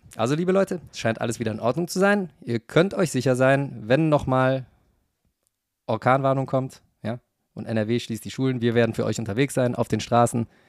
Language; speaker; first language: German; native; German